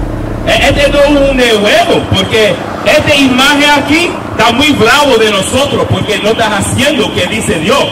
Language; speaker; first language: Spanish; non-native, learner; English